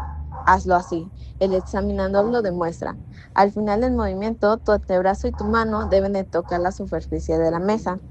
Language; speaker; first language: Spanish; native; Spanish